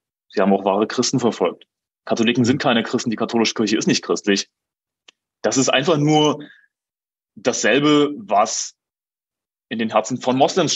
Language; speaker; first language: German; native; German